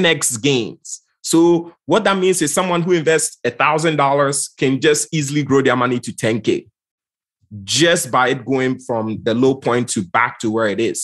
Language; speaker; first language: English; non-native, local second language; Akan